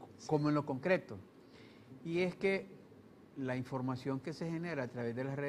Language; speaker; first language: Spanish; native; Spanish